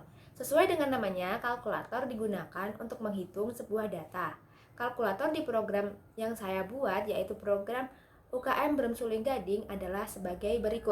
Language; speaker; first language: Indonesian; native; Indonesian